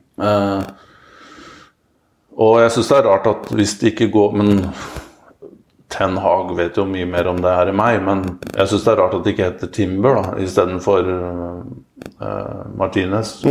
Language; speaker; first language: Norwegian; native; Norwegian